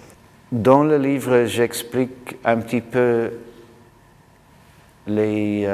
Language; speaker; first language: French; non-native, fluent; English